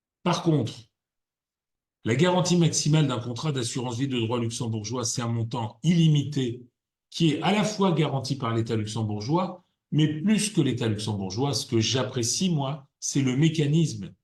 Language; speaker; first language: French; native; French